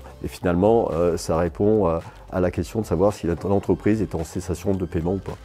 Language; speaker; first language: French; native; French